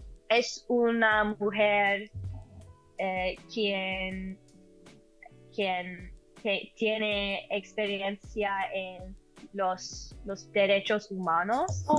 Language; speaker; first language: Spanish; non-native, learner; English